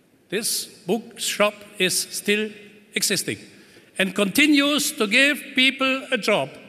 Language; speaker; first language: English; non-native, fluent; German